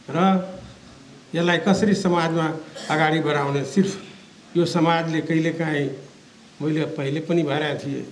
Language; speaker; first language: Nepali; non-native, local second language; Maithili